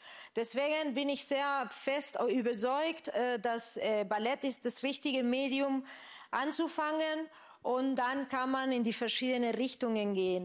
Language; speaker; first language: German; non-native, fluent; Spanish